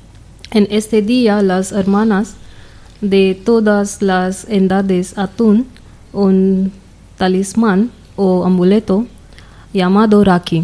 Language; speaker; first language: Spanish; non-native, learner; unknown